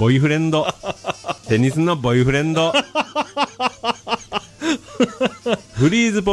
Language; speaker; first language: Japanese; native; Japanese